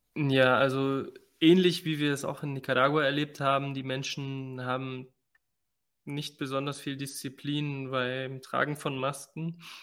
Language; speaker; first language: German; early bilingual, other home language; Spanish